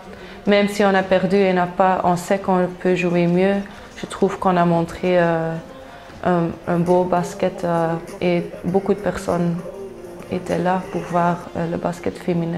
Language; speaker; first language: French; non-native, local second language; Dutch